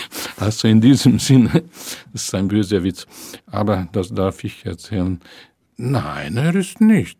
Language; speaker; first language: German; non-native, fluent; Hungarian